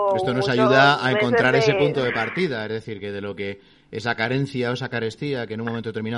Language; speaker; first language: Spanish; native; Spanish